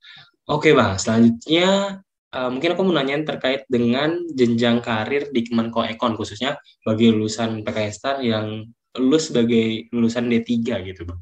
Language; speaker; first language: Indonesian; native; Indonesian